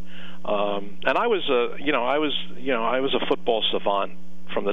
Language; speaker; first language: English; native; English